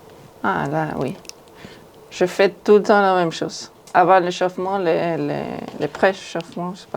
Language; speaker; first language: French; non-native, fluent; Spanish